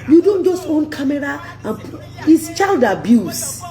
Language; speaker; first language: English; non-native, local second language; Yoruba